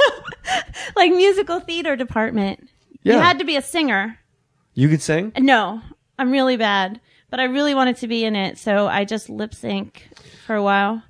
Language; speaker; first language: English; native; English